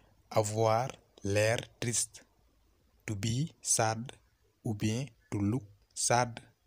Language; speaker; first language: French; non-native, local second language; Wolof